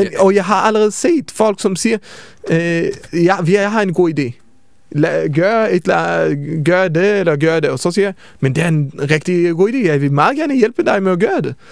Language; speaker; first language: Danish; early bilingual, heritage; Danish